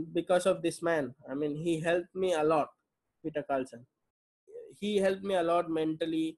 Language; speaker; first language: English; non-native, local second language; Bangla